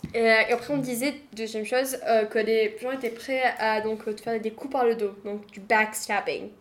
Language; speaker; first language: French; native; French